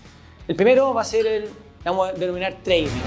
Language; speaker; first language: Spanish; native; Spanish